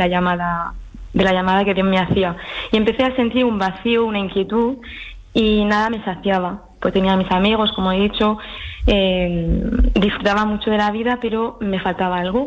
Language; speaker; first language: Spanish; early bilingual, heritage; French